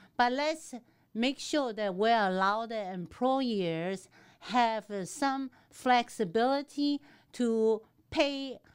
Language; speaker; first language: English; non-native, fluent; Chinese